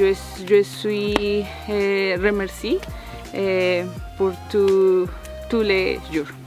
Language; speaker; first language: French; non-native, learner; Spanish